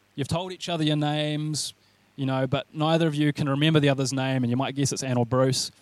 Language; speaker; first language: English; native; English